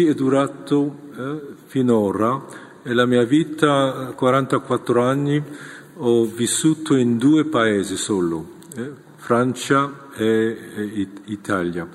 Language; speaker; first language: Italian; non-native, fluent; Korean